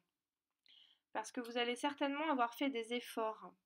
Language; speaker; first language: French; native; French